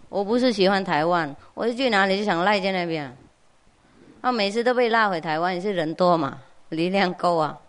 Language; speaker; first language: Chinese; non-native, fluent; Vietnamese